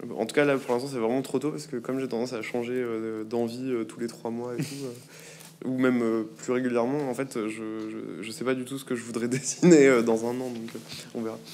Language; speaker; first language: French; native; French